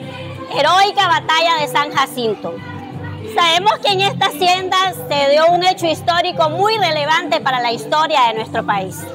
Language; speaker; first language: Spanish; native; Spanish